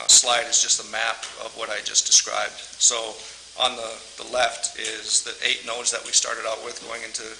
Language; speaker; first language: English; native; English